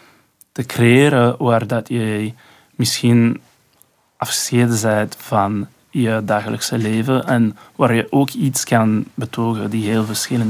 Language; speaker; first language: Dutch; non-native, local second language; French